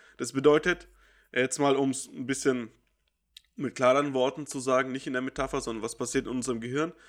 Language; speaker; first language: German; native; German